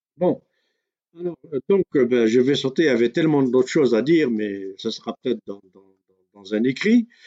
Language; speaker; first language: French; non-native, local second language; Kabyle